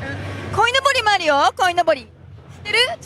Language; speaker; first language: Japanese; native; Japanese